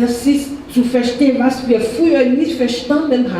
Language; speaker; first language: German; non-native, fluent; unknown